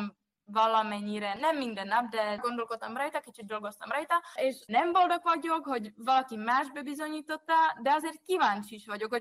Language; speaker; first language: Hungarian; non-native, fluent; Czech